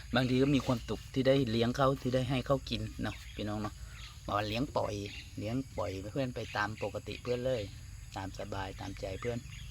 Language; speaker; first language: Thai; native; Thai